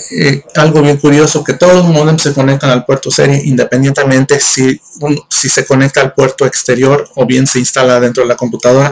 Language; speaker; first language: Spanish; native; Spanish